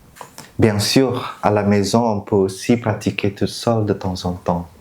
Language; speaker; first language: French; non-native, fluent; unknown